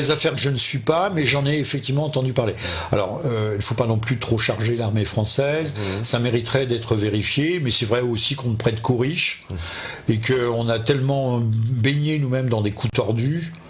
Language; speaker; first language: French; native; French